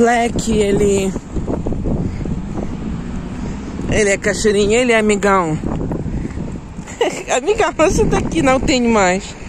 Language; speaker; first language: Portuguese; non-native, learner; Ukrainian